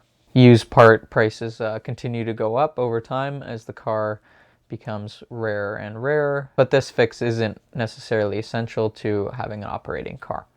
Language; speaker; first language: English; native; English